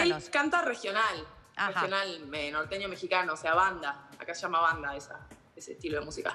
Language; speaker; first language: Spanish; native; Spanish